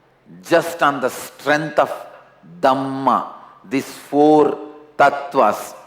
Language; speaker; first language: English; non-native, local second language; Tamil